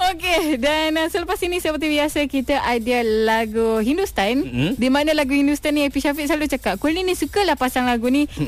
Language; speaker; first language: Malay; native; Malay